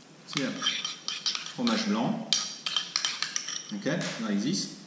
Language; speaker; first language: English; non-native, fluent; French